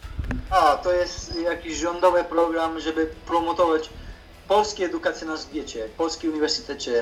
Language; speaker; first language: Polish; non-native, fluent; Italian